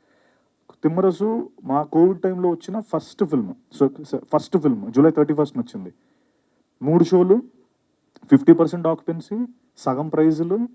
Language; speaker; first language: Telugu; native; Telugu